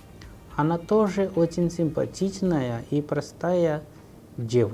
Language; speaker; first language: Russian; non-native, fluent; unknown